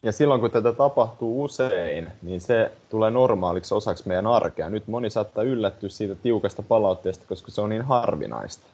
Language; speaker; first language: Finnish; native; Finnish